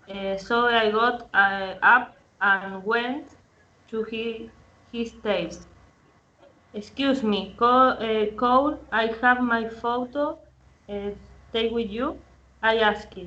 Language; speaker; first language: English; non-native, learner; Spanish